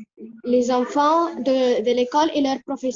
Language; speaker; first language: French; non-native, learner; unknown